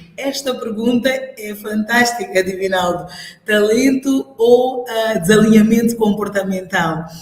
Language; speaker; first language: Portuguese; non-native, local second language; Upper Guinea Crioulo